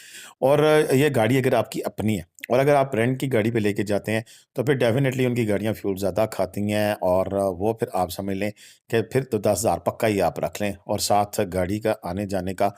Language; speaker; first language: Hindi; non-native, local second language; Punjabi